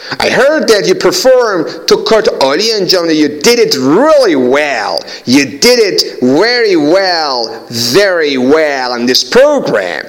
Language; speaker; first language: English; non-native, fluent; Persian